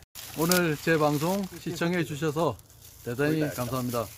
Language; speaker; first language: Korean; native; Korean